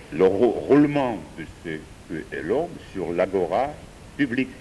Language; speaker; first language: French; non-native, fluent; Georgian